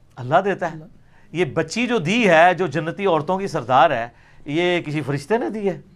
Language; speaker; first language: Urdu; non-native, local second language; Punjabi